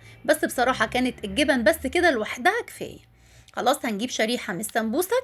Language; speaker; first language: Arabic; native; Arabic